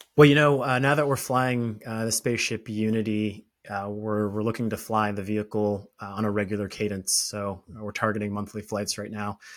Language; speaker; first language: English; native; English